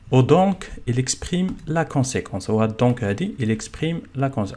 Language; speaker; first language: French; non-native, local second language; Arabic